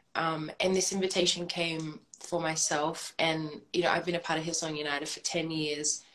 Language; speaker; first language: English; native; English